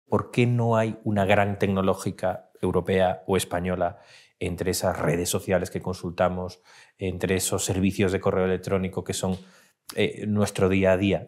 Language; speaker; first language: Spanish; native; Spanish